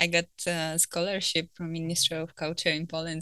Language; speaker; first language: English; non-native, fluent; Ukrainian